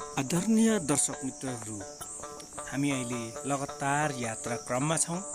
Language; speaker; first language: Nepali; non-native, local second language; Limbu